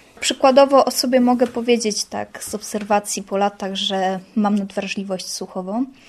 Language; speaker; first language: Polish; native; Polish